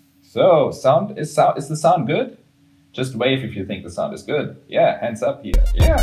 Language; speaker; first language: English; non-native, fluent; German